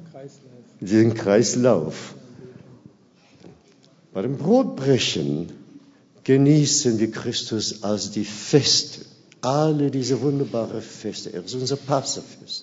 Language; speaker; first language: German; non-native, fluent; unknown